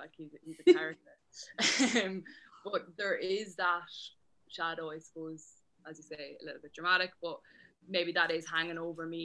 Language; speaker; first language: English; native; English